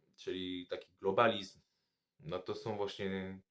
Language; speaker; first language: Polish; non-native, fluent; French